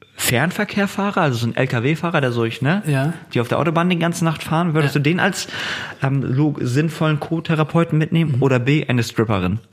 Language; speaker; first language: German; early bilingual, other home language; Turkish